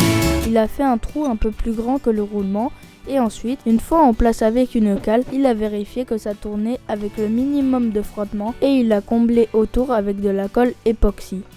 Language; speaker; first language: French; native; French